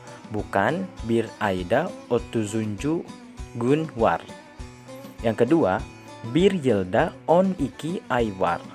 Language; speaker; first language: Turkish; non-native, fluent; Indonesian